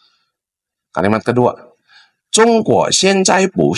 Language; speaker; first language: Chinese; non-native, fluent; Indonesian